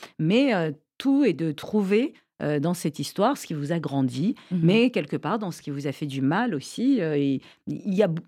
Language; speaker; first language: French; early bilingual, other home language; Persian